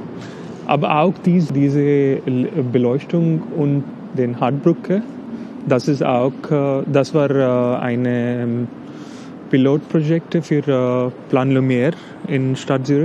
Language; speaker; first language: German; non-native, learner; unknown